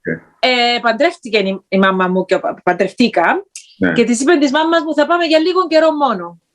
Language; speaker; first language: Greek; early bilingual, heritage; Greek